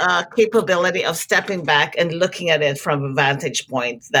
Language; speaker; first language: English; non-native, local second language; Filipino